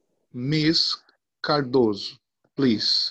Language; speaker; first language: English; non-native, learner; Portuguese